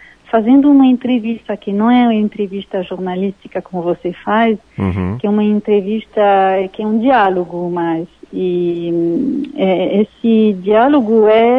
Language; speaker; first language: Portuguese; non-native, fluent; French